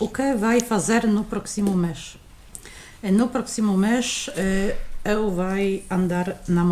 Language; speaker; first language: Portuguese; non-native, learner; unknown